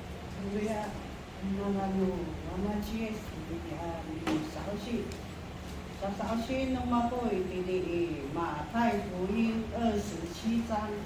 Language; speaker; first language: Chinese; non-native, local second language; Amis